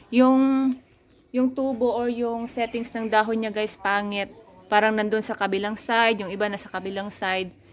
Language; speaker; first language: Filipino; non-native, local second language; Cebuano